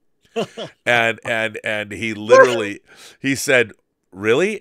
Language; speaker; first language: English; native; English